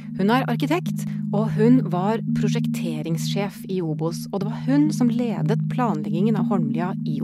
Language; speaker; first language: Norwegian; native; Norwegian